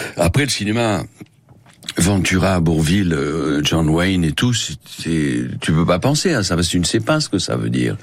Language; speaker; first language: French; non-native, local second language; Spanish